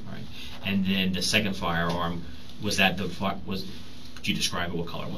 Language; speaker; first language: English; native; English